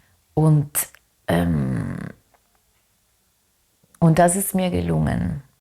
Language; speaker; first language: German; non-native, fluent; Spanish